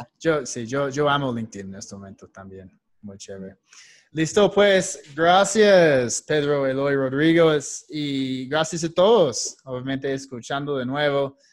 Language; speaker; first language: Spanish; non-native, fluent; English